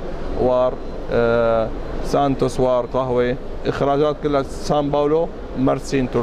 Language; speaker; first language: Turkish; non-native, learner; Arabic